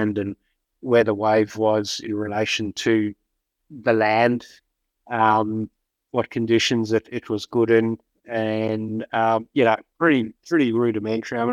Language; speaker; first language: English; native; English